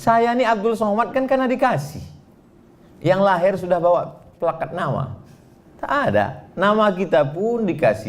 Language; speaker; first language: Indonesian; native; Indonesian